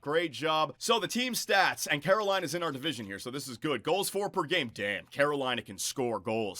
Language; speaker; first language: English; native; English